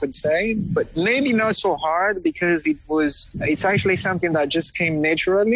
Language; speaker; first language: English; non-native, fluent; Kongo